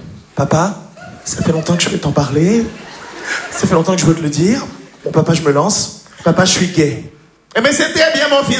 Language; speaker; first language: French; native; French